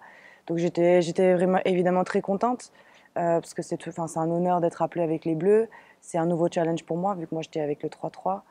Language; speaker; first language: French; native; French